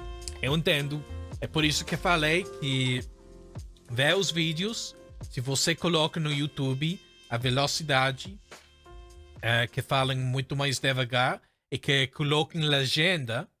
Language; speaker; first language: Portuguese; non-native, fluent; English